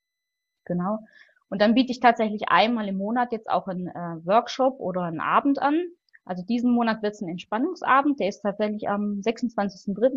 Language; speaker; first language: German; native; German